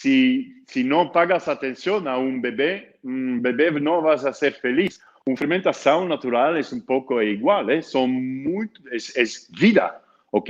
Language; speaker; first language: Spanish; non-native, fluent; Dutch